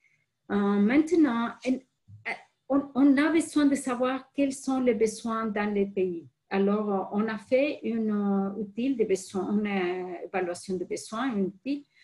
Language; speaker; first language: French; non-native, fluent; Spanish